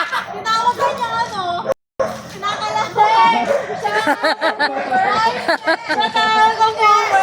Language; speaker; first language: Filipino; native; Filipino